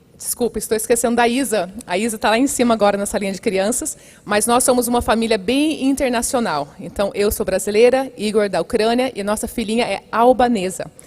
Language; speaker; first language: Portuguese; native; Portuguese